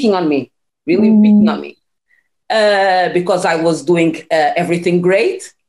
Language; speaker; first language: English; non-native, fluent; Portuguese